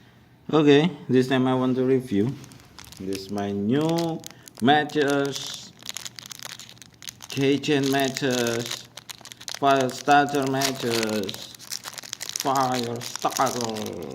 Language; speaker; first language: English; non-native, learner; Indonesian